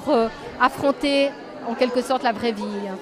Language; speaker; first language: French; native; French